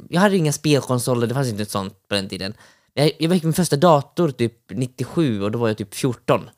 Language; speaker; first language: Swedish; early bilingual, other home language; Finnish